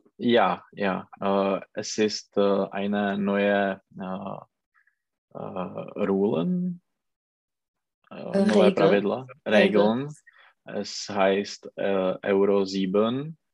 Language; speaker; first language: German; non-native, learner; Czech